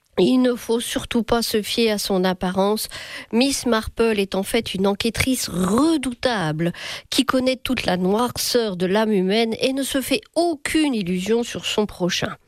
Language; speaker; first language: French; native; French